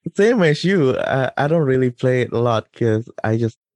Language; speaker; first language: English; non-native, fluent; Indonesian